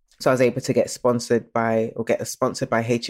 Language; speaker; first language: English; native; English